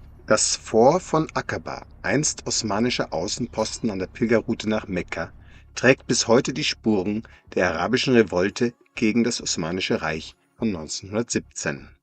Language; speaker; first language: German; native; German